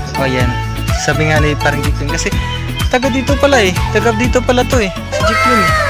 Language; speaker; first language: Filipino; non-native, local second language; Cebuano